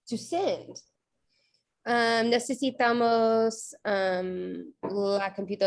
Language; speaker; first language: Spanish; non-native, learner; English